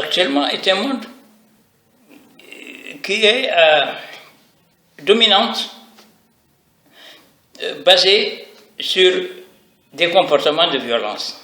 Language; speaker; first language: French; non-native, local second language; Arabic